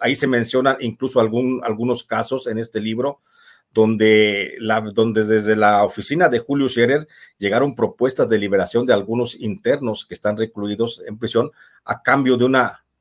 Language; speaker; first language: Spanish; native; Spanish